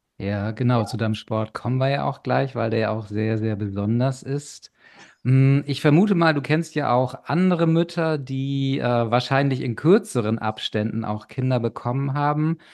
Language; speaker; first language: German; native; German